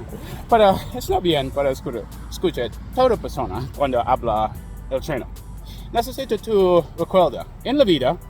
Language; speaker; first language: Spanish; non-native, learner; English